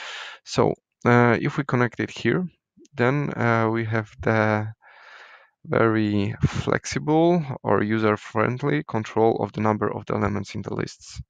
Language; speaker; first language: English; non-native, fluent; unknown